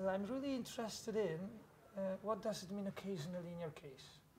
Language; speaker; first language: English; non-native, fluent; Polish